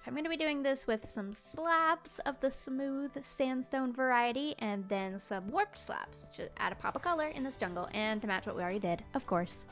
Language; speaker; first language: English; native; English